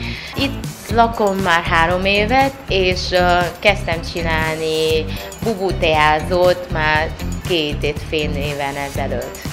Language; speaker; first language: Hungarian; non-native, learner; Vietnamese